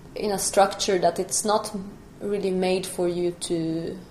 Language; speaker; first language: English; non-native, fluent; Spanish